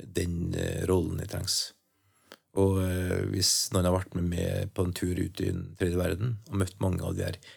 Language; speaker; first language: Norwegian; native; Norwegian